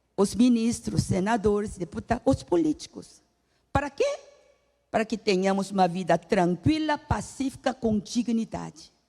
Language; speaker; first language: Portuguese; non-native, fluent; Korean